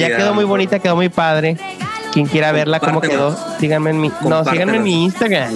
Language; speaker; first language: Spanish; native; Spanish